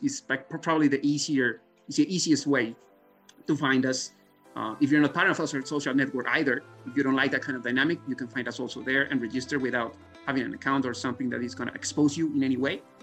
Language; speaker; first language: English; non-native, fluent; Spanish